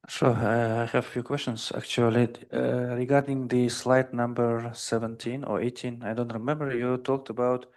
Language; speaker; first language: English; non-native, fluent; Russian